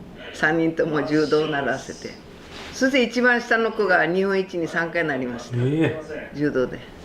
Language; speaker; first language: Japanese; native; Japanese